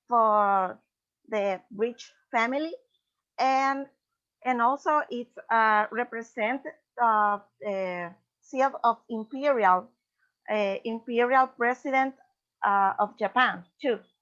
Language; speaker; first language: English; non-native, learner; Spanish